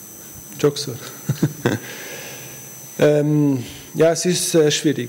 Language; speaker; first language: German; early bilingual, other home language; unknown